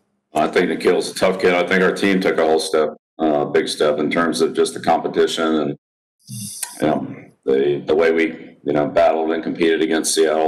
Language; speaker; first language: English; native; English